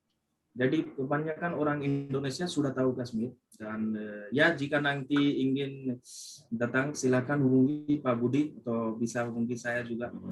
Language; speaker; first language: Indonesian; non-native, fluent; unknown